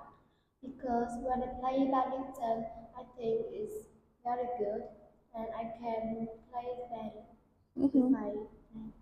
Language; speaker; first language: English; non-native, learner; Vietnamese